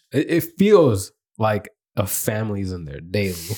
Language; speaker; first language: English; early bilingual, other home language; Spanish